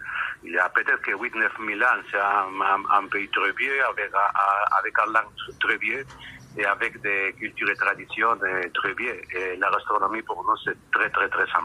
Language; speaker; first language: French; non-native, learner; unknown